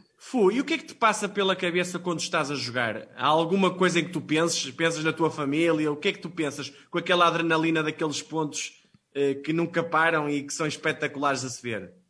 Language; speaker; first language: Portuguese; native; Portuguese